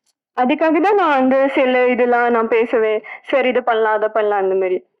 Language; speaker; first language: Tamil; non-native, learner; Bangla